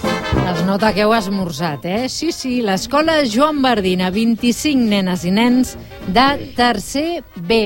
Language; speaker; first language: Catalan; native; Catalan